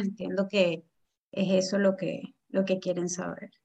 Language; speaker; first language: Spanish; native; Spanish